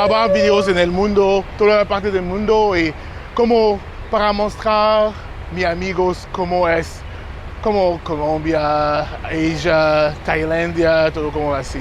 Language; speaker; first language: Spanish; non-native, learner; English